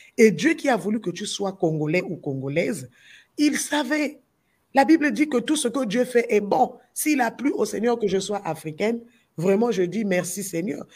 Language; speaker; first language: French; non-native, local second language; Lingala